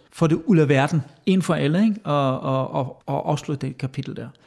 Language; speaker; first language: Danish; non-native, fluent; German